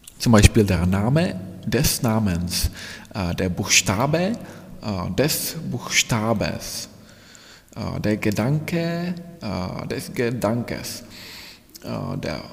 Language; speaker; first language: German; non-native, fluent; Czech